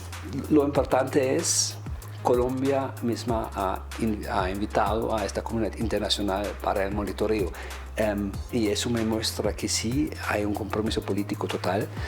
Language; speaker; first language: Spanish; non-native, fluent; German